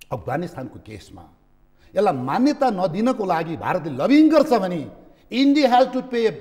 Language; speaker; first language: Nepali; native; Nepali